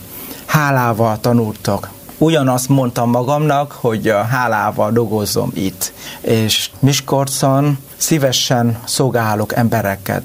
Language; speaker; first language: Hungarian; non-native, learner; Vietnamese